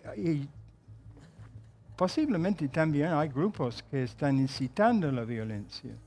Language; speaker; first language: Spanish; non-native, fluent; English